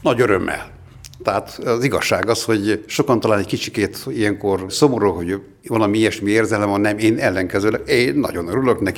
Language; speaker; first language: Hungarian; native; Hungarian